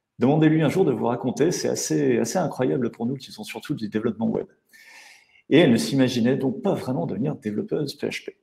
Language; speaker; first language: French; native; French